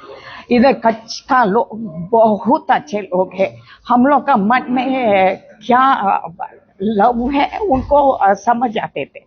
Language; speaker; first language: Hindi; non-native, local second language; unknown